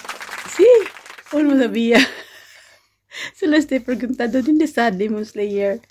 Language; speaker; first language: Spanish; non-native, fluent; Filipino